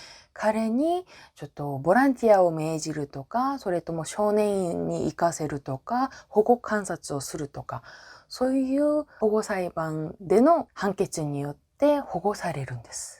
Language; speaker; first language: Japanese; non-native, fluent; Korean